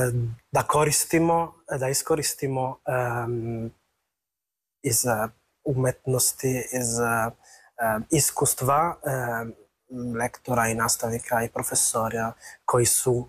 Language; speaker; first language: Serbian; non-native, learner; Italian